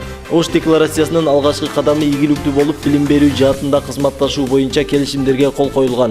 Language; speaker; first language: Kyrgyz; native; Kyrgyz